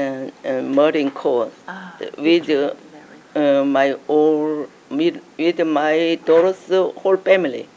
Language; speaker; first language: English; non-native, learner; Korean